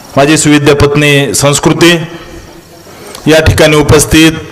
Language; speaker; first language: Marathi; native; Marathi